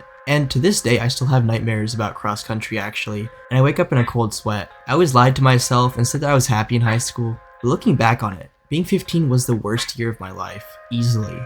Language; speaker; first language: English; native; English